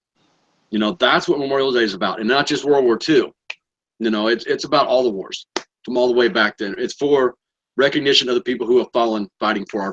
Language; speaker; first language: English; native; English